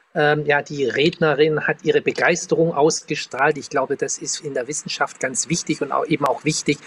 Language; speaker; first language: German; native; German